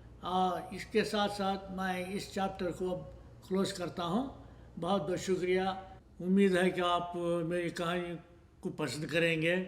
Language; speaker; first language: Urdu; native; Urdu